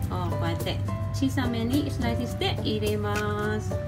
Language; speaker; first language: Japanese; non-native, fluent; Filipino